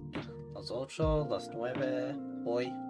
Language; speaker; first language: Spanish; non-native, learner; English